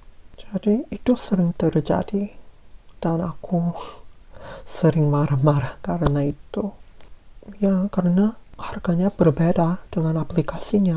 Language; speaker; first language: Indonesian; non-native, fluent; Korean